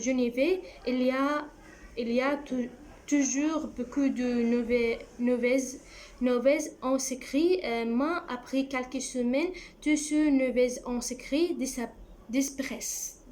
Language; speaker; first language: French; non-native, learner; Arabic